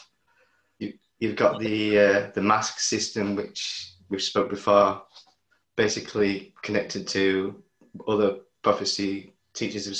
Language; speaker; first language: English; native; English